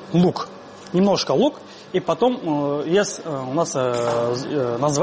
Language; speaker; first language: Russian; non-native, learner; Tajik